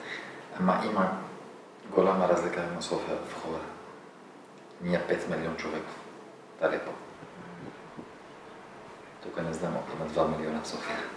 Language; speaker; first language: Bulgarian; non-native, learner; Arabic